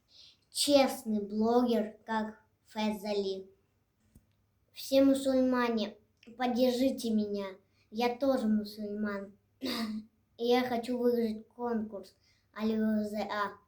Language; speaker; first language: Russian; non-native, local second language; Tajik